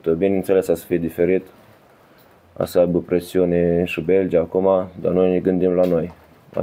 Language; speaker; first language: Romanian; early bilingual, heritage; Romanian